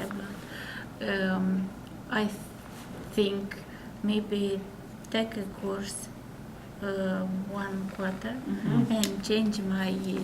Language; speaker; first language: English; non-native, learner; Russian